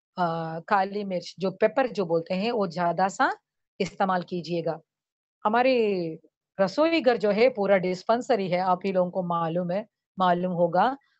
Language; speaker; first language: Hindi; non-native, local second language; Tamil